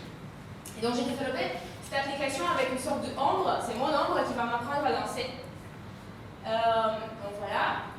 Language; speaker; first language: French; non-native, fluent; Romanian